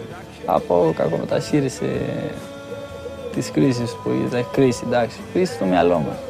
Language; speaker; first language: Greek; non-native, fluent; Albanian